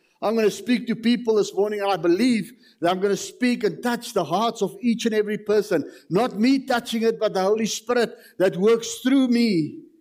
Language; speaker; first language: English; non-native, local second language; Afrikaans